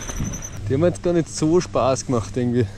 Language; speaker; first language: German; native; German